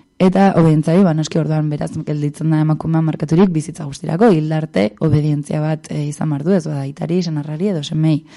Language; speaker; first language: Basque; native; Basque